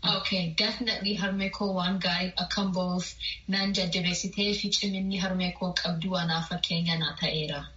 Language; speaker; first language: Oromo; early bilingual, heritage; Oromo